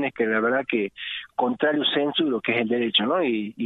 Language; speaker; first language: Spanish; native; Spanish